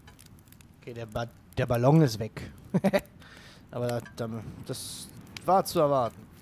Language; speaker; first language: German; native; German